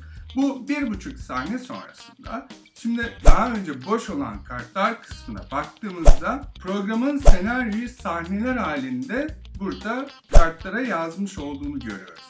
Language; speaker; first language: Turkish; native; Turkish